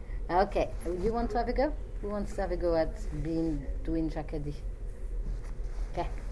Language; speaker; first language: English; native; English